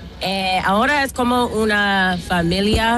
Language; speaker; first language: Spanish; non-native, learner; English